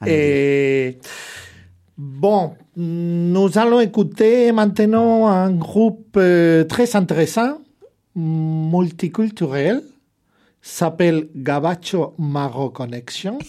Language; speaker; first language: French; non-native, fluent; Spanish